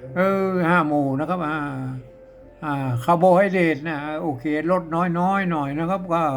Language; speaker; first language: Thai; native; Thai